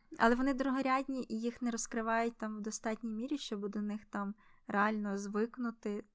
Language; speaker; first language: Ukrainian; native; Ukrainian